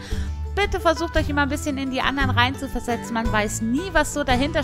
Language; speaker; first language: German; native; German